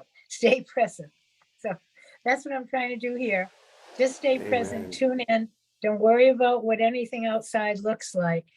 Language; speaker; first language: English; native; English